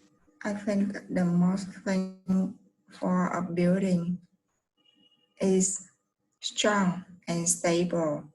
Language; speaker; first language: English; non-native, learner; Vietnamese